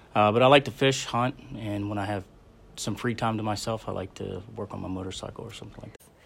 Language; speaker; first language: English; native; English